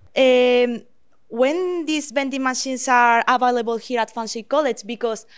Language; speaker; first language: English; non-native, fluent; Spanish